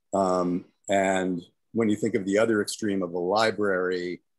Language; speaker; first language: English; native; English